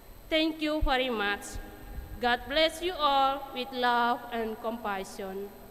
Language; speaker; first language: English; non-native, fluent; Indonesian